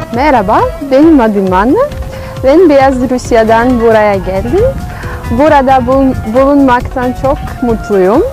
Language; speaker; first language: Turkish; non-native, fluent; Russian